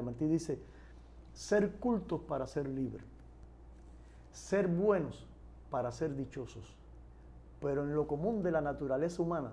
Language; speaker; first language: Spanish; native; Spanish